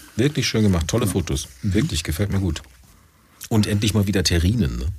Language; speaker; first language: German; native; German